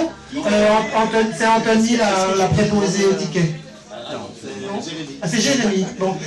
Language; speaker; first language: French; native; French